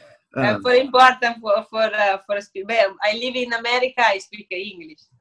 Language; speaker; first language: English; non-native, learner; Italian